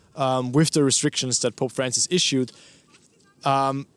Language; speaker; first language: English; non-native, fluent; German